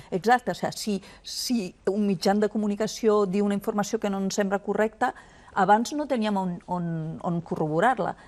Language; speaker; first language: Catalan; non-native, fluent; Italian